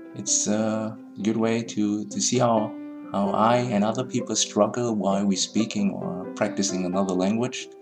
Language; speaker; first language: English; non-native, fluent; German